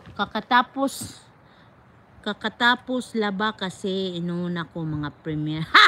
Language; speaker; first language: Filipino; non-native, local second language; Cebuano